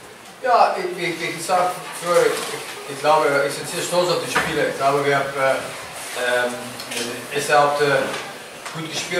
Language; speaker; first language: German; non-native, fluent; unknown